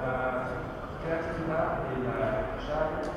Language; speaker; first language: Spanish; non-native, learner; French